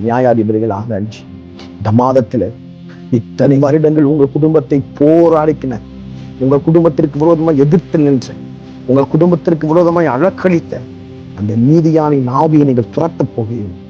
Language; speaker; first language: Tamil; native; Tamil